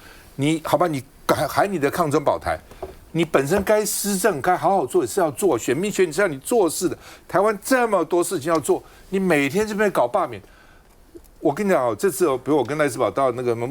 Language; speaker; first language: Chinese; native; Chinese